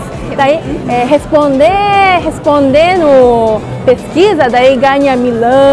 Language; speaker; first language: Portuguese; non-native, learner; Japanese